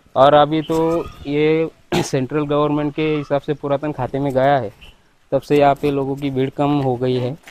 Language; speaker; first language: Hindi; non-native, local second language; Marathi